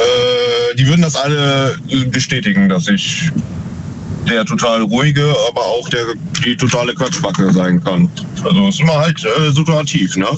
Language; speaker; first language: German; native; German